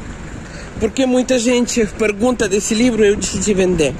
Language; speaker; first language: Portuguese; non-native, fluent; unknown